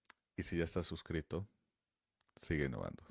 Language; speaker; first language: Spanish; native; Spanish